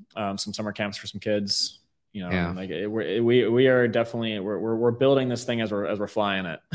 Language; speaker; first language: English; native; English